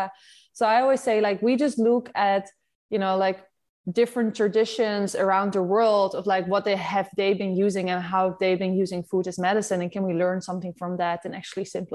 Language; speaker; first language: English; non-native, fluent; Dutch